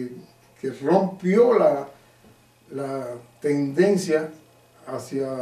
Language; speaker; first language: Spanish; native; Spanish